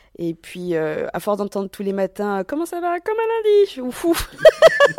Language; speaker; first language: French; native; French